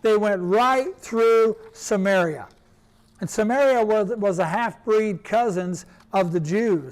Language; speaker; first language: English; native; English